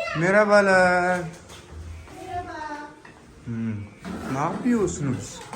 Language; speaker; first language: Turkish; non-native, learner; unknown